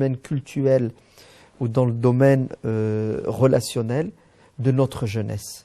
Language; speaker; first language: French; early bilingual, other home language; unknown